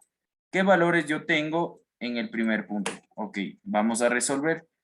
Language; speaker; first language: Spanish; native; Spanish